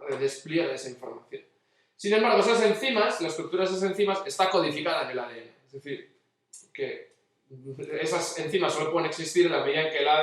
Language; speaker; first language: Spanish; native; Spanish